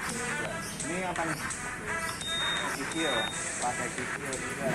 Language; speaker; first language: Indonesian; non-native, local second language; Sundanese